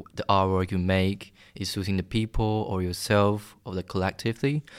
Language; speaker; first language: English; non-native, fluent; Chinese